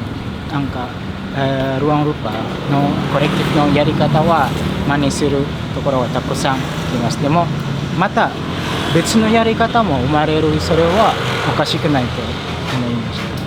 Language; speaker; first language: Japanese; non-native, fluent; Indonesian